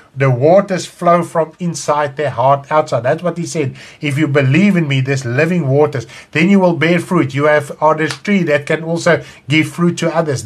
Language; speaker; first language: English; non-native, local second language; Afrikaans